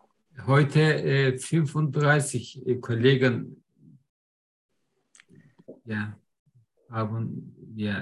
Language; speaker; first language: German; non-native, learner; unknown